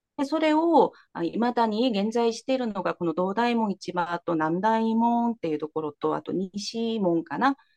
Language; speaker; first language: Japanese; non-native, fluent; Korean